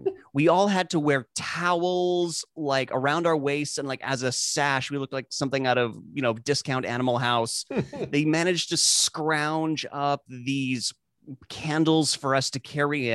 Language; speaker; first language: English; native; English